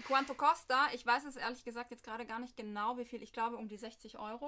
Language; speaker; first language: German; native; German